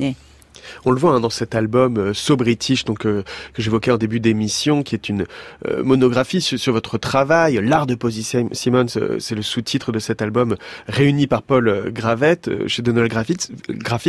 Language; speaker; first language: French; native; French